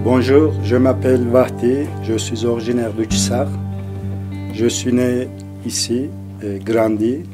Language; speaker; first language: French; non-native, fluent; Turkish